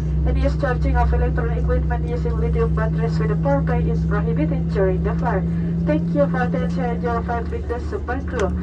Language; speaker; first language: English; non-native, fluent; Indonesian